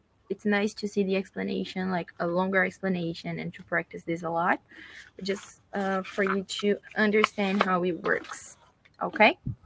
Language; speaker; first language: English; non-native, fluent; Portuguese